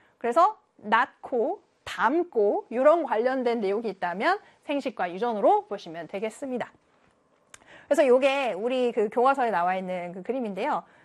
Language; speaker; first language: Korean; native; Korean